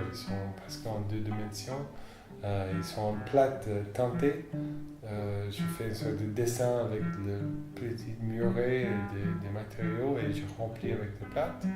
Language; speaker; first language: French; non-native, fluent; English